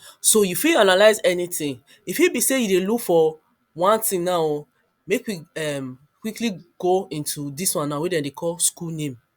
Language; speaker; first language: Nigerian Pidgin; non-native, local second language; Yoruba